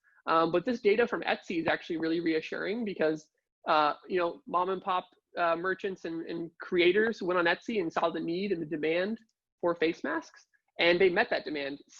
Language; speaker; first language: English; native; English